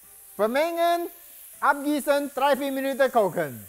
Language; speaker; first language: German; non-native, learner; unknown